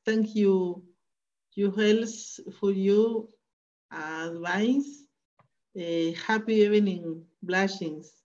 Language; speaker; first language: English; non-native, learner; Spanish